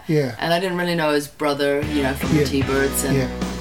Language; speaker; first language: English; native; English